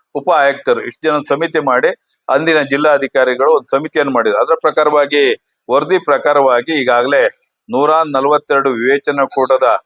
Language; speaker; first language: Kannada; native; Kannada